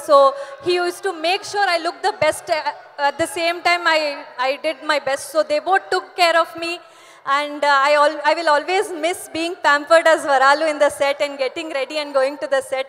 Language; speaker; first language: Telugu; non-native, learner; Kannada